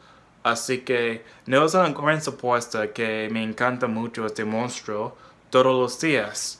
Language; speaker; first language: Spanish; non-native, fluent; English